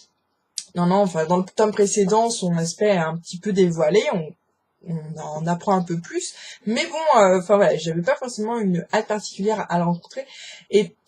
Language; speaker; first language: French; native; French